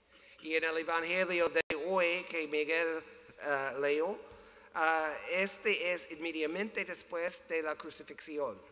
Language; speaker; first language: Spanish; non-native, learner; English